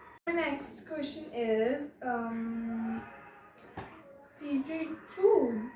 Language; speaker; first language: English; non-native, local second language; Hindi